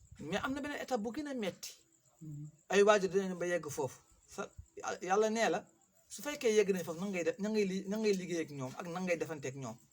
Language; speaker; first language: Wolof; non-native, local second language; Fula